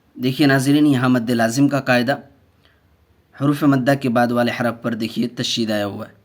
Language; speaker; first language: Urdu; native; Urdu